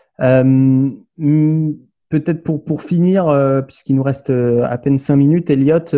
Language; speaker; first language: French; native; French